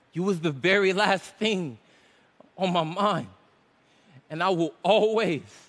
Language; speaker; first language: English; native; English